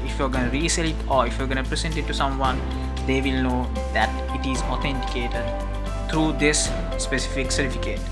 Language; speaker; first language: English; non-native, fluent; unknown